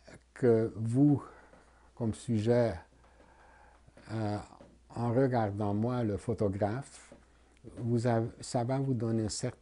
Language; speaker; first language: French; non-native, fluent; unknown